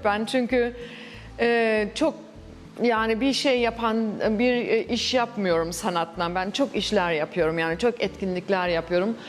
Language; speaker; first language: Turkish; early bilingual, heritage; Turkish